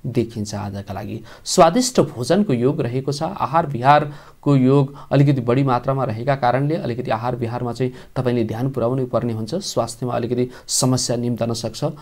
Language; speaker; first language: Nepali; native; Nepali